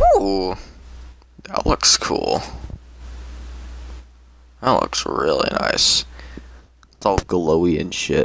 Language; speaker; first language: English; native; English